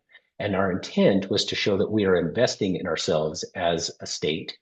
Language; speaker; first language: English; native; English